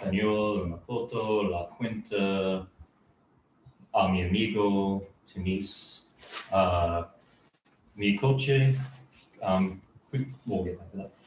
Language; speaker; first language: Spanish; non-native, learner; English